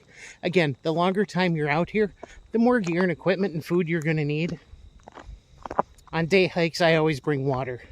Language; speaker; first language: English; native; English